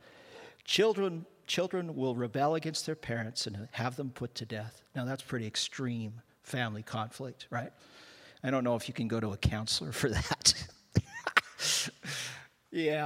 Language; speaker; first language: English; native; English